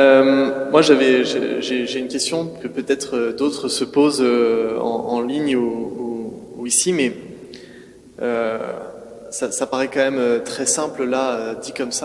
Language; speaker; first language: French; native; French